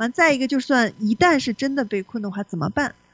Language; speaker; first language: Chinese; native; Chinese